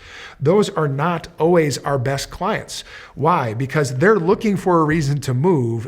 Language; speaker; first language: English; native; English